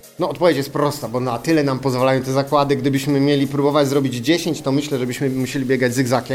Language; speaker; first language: Polish; native; Polish